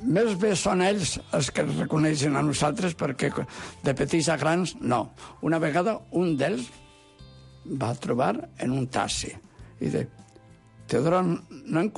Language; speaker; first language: Catalan; non-native, local second language; Spanish